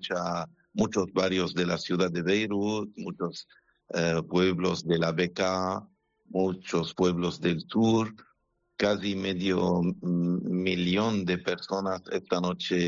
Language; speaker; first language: Spanish; non-native, fluent; Arabic